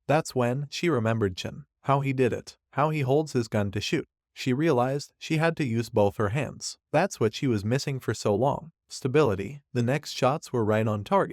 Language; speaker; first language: English; non-native, local second language; Hindi